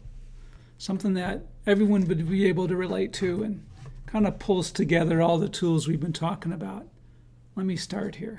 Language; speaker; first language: English; native; English